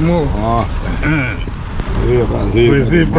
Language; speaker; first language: Portuguese; native; Portuguese